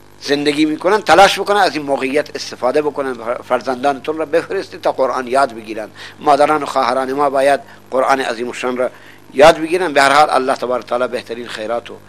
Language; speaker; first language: Persian; non-native, local second language; Baluchi